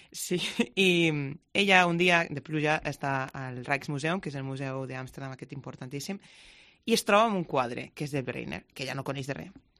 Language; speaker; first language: Catalan; non-native, local second language; Spanish